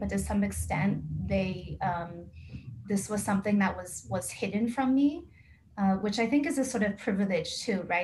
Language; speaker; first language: English; native; English